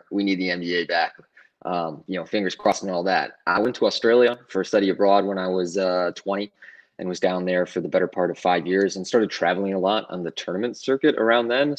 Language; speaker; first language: English; native; English